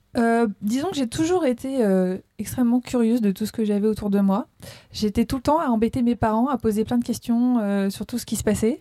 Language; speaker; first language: French; native; French